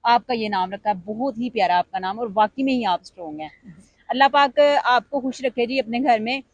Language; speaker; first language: Urdu; non-native, local second language; Punjabi